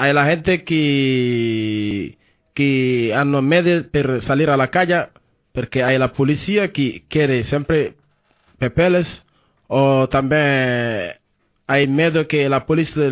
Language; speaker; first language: Spanish; non-native, learner; Wolof